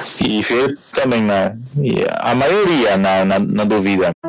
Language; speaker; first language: Portuguese; non-native, fluent; Dutch